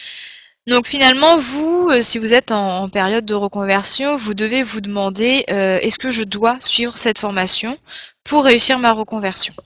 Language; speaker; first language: French; native; French